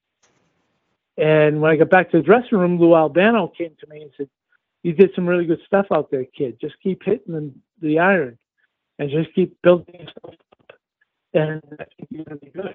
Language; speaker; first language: English; native; English